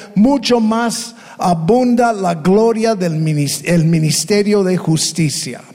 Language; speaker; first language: Spanish; non-native, fluent; English